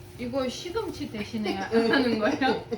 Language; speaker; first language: Korean; non-native, learner; Russian